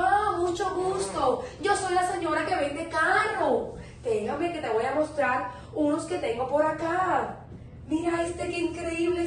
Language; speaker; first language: Spanish; native; Spanish